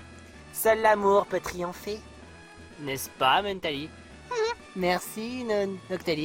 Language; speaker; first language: French; native; French